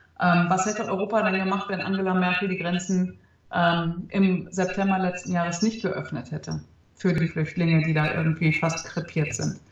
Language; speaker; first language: German; early bilingual, other home language; Arabic